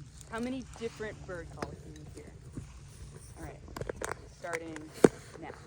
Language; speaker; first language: English; native; English